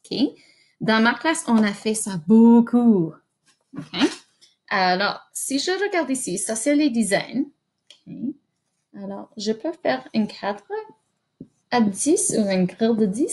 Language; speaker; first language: French; non-native, fluent; English